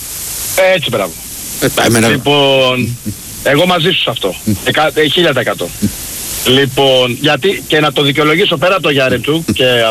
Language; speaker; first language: Greek; native; Greek